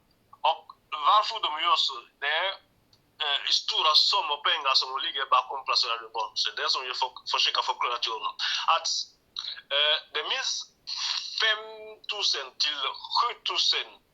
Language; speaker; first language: Swedish; non-native, learner; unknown